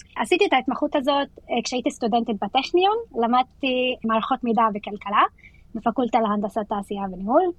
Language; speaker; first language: Hebrew; non-native, local second language; Arabic